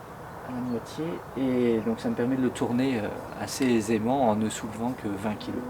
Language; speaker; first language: French; native; French